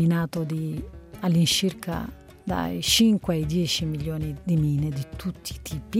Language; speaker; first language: Italian; non-native, fluent; Arabic